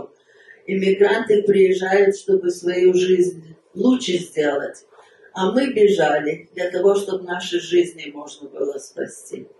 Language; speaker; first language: Russian; early bilingual, heritage; Russian